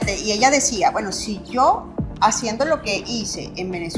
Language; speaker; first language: Spanish; native; Spanish